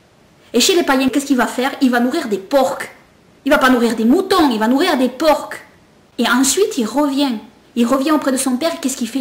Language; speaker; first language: French; native; French